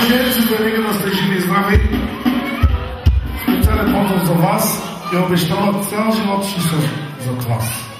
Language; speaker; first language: Bulgarian; non-native, local second language; Turkish